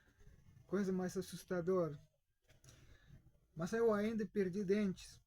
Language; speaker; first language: Portuguese; non-native, fluent; Russian